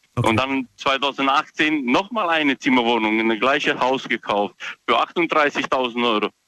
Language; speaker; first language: German; non-native, fluent; Romanian